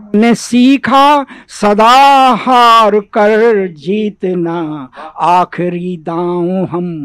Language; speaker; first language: Hindi; native; Hindi